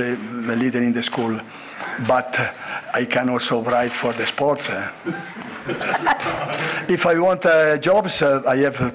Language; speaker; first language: English; non-native, learner; Italian